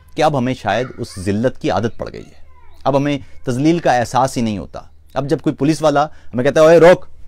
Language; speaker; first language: Urdu; non-native, local second language; Punjabi